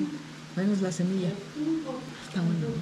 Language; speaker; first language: Spanish; native; Spanish